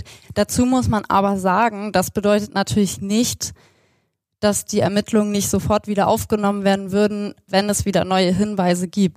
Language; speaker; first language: German; native; German